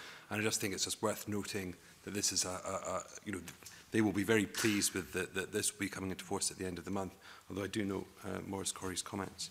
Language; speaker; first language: English; native; English